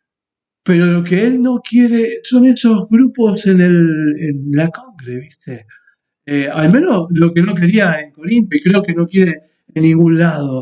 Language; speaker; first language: Spanish; native; Spanish